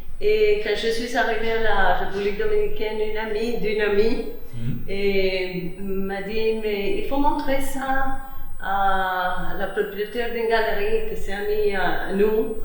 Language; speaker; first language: French; non-native, fluent; Spanish